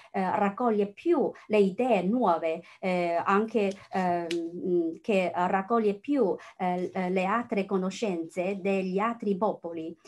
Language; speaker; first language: Italian; non-native, fluent; Chinese